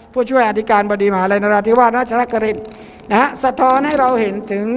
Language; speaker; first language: Thai; non-native, local second language; Pattani Malay